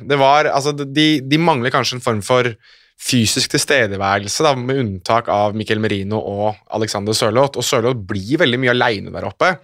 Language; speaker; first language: Norwegian; native; Norwegian